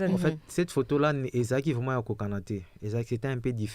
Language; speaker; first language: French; non-native, local second language; Lingala